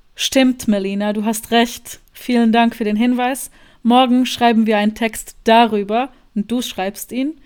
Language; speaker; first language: German; non-native, fluent; Bosnian